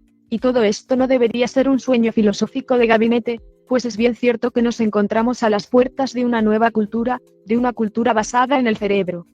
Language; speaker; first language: Spanish; native; Spanish